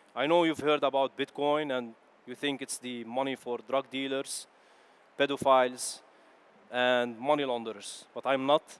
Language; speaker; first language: English; non-native, fluent; Arabic